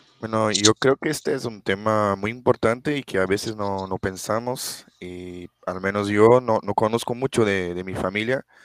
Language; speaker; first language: Spanish; non-native, fluent; Portuguese